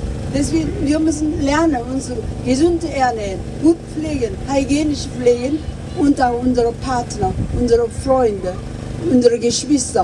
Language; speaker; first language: German; non-native, fluent; Korean